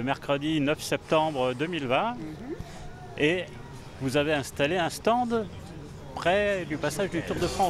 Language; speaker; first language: French; native; French